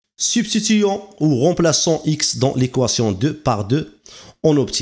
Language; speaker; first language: French; non-native, local second language; Arabic